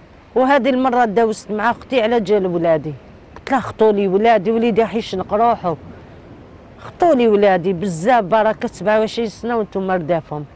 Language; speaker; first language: Arabic; native; Arabic